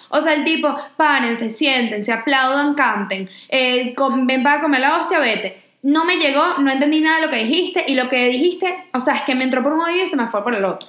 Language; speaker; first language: Spanish; native; Spanish